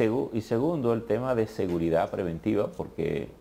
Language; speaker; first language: Spanish; native; Spanish